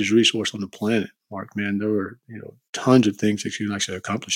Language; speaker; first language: English; native; English